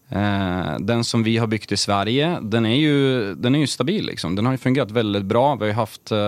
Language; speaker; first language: Swedish; native; Swedish